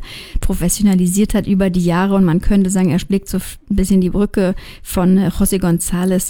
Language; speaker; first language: German; native; German